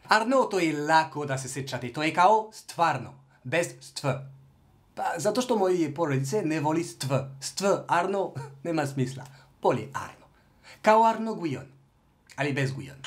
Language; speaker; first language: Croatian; non-native, learner; French